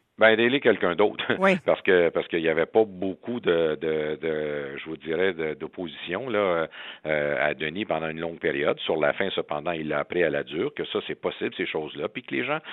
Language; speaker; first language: French; native; French